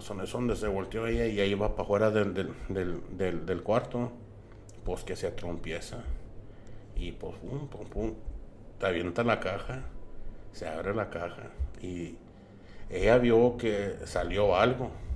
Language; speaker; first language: Spanish; early bilingual, heritage; Spanish